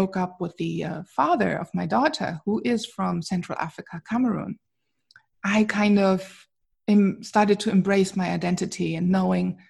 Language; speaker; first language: English; non-native, fluent; German